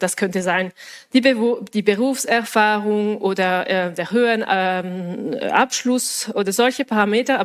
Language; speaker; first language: German; non-native, local second language; French